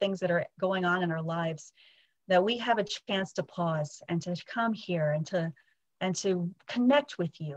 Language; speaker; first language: English; native; English